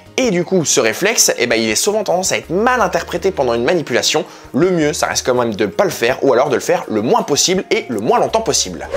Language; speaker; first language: French; native; French